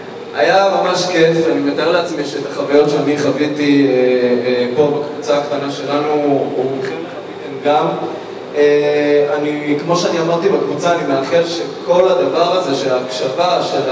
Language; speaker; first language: Hebrew; native; Hebrew